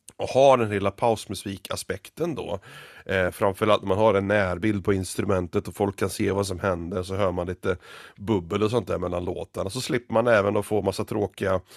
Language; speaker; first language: Swedish; early bilingual, other home language; Finnish